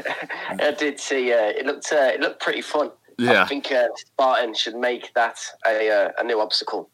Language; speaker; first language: English; native; English